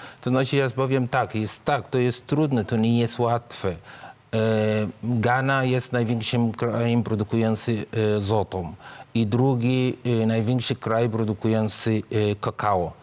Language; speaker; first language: Polish; non-native, fluent; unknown